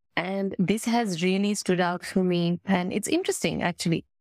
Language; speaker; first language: English; non-native, local second language; Hindi